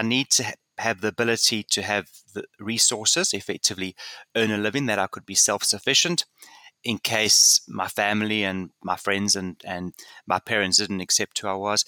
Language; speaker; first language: English; native; English